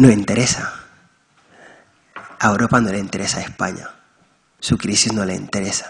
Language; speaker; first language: Spanish; non-native, fluent; Wolof